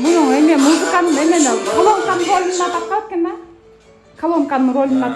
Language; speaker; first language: Kyrgyz; native; Kyrgyz